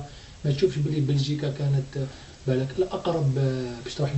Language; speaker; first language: Arabic; native; Arabic